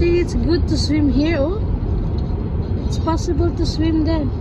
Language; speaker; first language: English; non-native, learner; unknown